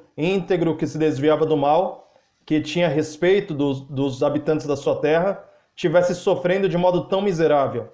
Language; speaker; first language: Portuguese; native; Portuguese